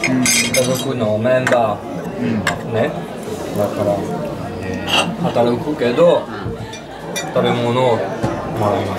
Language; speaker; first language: Japanese; non-native, learner; French